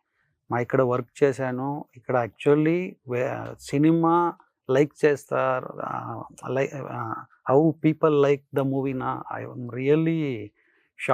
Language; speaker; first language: Telugu; non-native, learner; Kannada